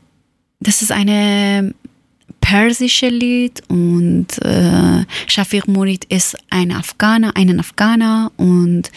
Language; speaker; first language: German; non-native, learner; Persian